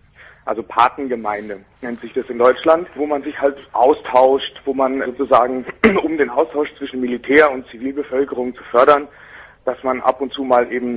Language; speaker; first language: German; native; German